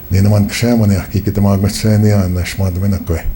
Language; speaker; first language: English; early bilingual, other home language; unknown